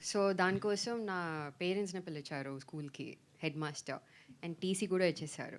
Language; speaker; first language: Telugu; non-native, fluent; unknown